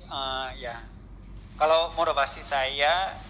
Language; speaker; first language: Indonesian; non-native, learner; English